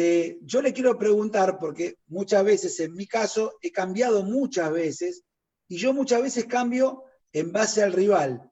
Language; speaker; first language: Spanish; native; Spanish